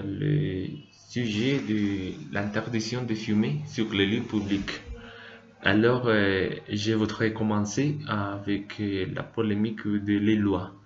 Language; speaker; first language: French; non-native, learner; Spanish